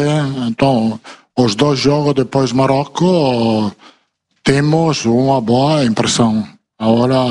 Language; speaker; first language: Portuguese; non-native, fluent; Italian